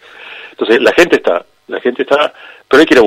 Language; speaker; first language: Spanish; native; Spanish